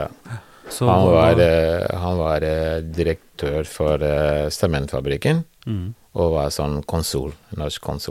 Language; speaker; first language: Norwegian; non-native, fluent; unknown